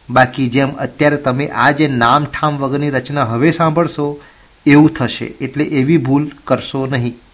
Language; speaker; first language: Gujarati; native; Gujarati